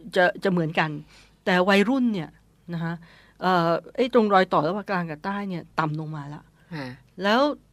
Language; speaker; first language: Thai; native; Thai